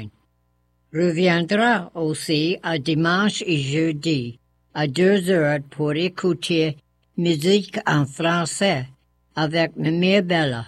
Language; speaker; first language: French; non-native, learner; English